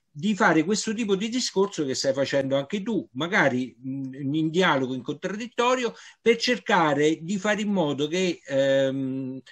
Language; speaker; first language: Italian; native; Italian